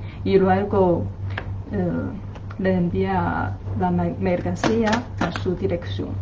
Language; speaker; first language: Spanish; non-native, learner; Chinese